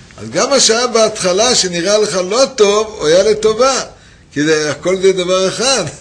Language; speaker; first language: Hebrew; native; Hebrew